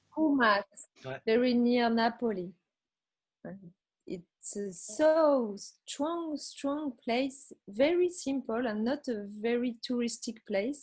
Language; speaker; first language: English; non-native, learner; French